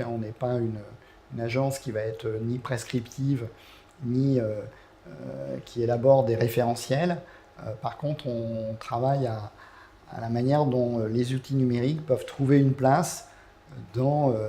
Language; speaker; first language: French; native; French